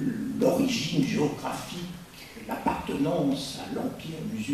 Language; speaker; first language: French; native; French